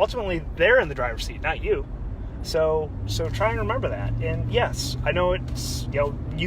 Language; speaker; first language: English; native; English